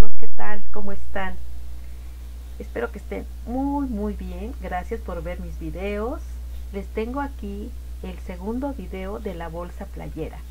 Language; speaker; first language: Spanish; native; Spanish